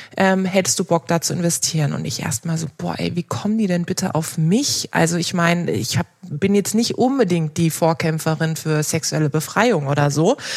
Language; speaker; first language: German; early bilingual, other home language; Turkish